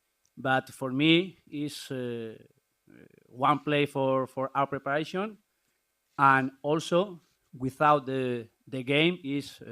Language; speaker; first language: English; non-native, learner; Spanish